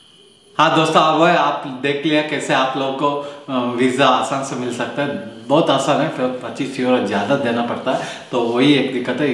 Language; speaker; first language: Hindi; non-native, local second language; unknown